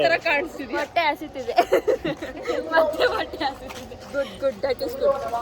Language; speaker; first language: Kannada; native; Kannada